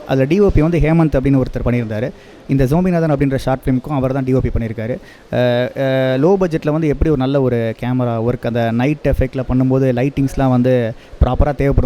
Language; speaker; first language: Tamil; native; Tamil